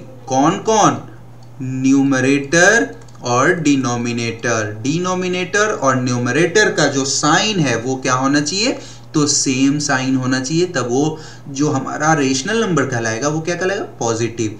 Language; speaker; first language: Hindi; native; Hindi